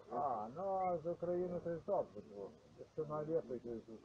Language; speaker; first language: Polish; non-native, learner; Ukrainian